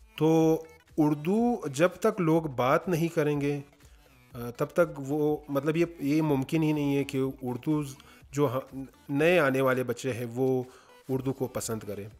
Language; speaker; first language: Urdu; non-native, local second language; Hazaragi